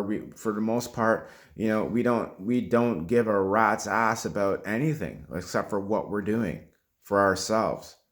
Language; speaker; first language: English; native; English